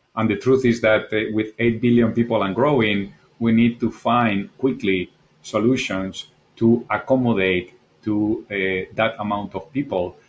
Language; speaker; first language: English; non-native, fluent; Spanish